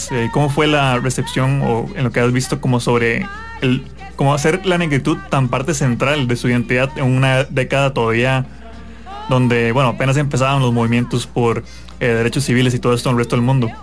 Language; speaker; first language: Spanish; native; Spanish